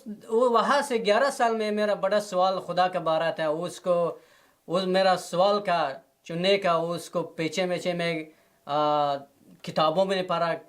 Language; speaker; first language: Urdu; non-native, learner; Persian